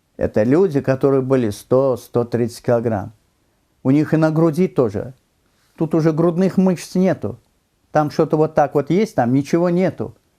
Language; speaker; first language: Russian; non-native, local second language; Turkmen